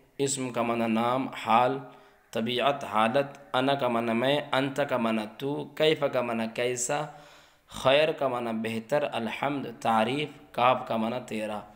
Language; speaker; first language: Urdu; native; Urdu